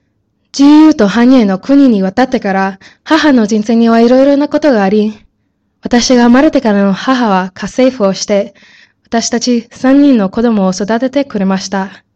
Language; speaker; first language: Japanese; non-native, learner; English